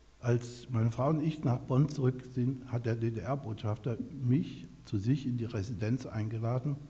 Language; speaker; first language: German; native; German